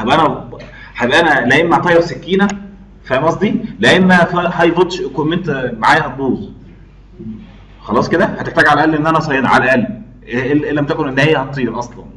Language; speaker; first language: Arabic; native; Arabic